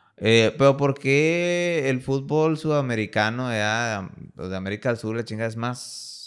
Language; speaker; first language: Spanish; native; Spanish